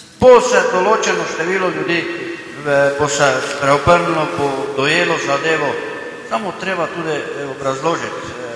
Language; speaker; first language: Slovenian; native; Slovenian